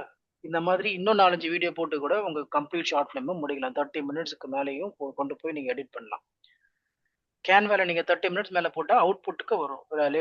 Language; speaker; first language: Tamil; native; Tamil